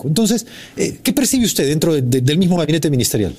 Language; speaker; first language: Spanish; native; Spanish